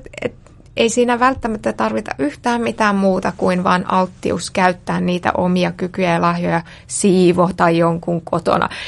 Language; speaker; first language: Finnish; native; Finnish